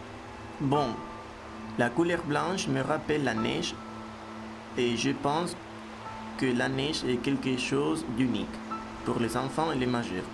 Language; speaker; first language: French; non-native, fluent; Spanish